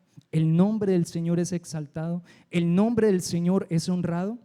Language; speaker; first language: Spanish; native; Spanish